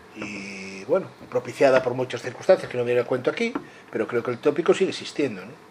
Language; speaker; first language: Spanish; non-native, local second language; Galician